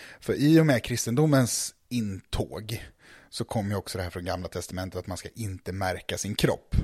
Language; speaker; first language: Swedish; native; Swedish